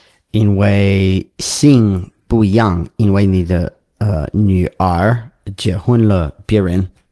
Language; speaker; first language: Chinese; non-native, learner; English